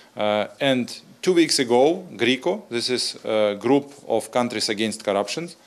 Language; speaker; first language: English; non-native, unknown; Ukrainian